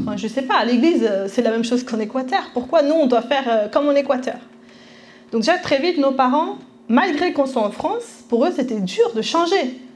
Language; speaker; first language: French; early bilingual, other home language; Spanish